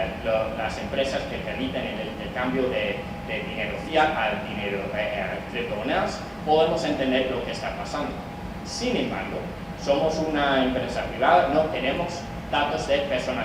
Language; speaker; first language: Spanish; non-native, fluent; English